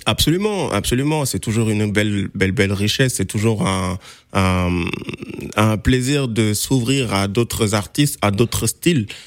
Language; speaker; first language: French; non-native, local second language; Wolof